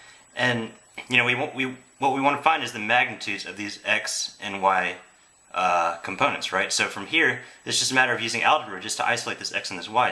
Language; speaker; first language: English; native; English